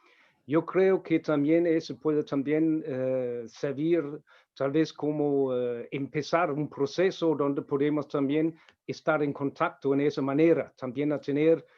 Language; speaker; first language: Spanish; non-native, fluent; Danish